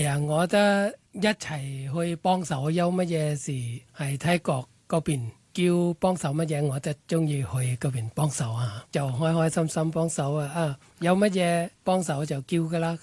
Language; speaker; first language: Cantonese; non-native, fluent; Thai